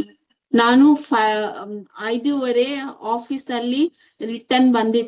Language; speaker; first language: Kannada; non-native, learner; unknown